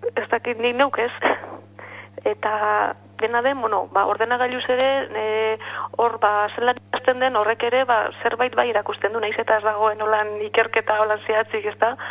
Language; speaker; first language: Basque; native; Basque